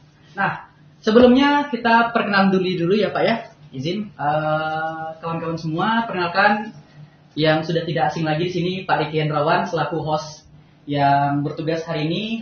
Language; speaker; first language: Indonesian; native; Indonesian